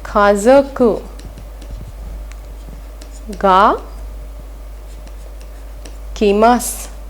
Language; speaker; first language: Japanese; non-native, fluent; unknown